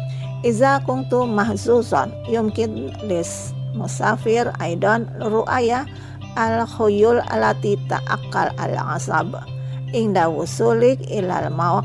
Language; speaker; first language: Arabic; non-native, fluent; Indonesian